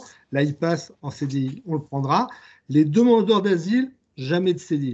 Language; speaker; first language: French; native; French